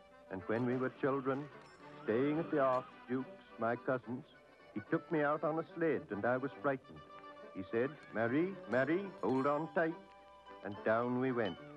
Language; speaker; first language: English; native; English